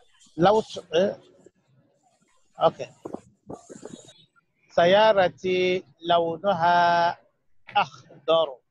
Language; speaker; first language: Arabic; non-native, learner; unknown